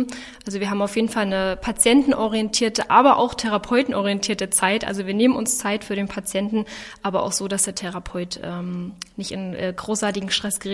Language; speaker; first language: German; native; German